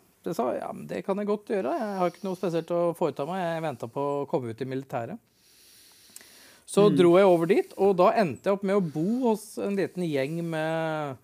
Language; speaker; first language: Norwegian; native; Norwegian